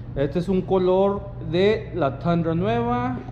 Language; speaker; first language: Spanish; early bilingual, heritage; Spanish